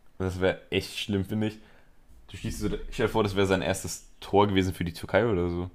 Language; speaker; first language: German; early bilingual, other home language; Spanish